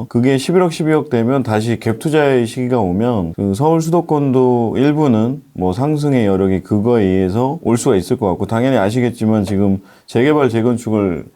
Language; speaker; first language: Korean; native; Korean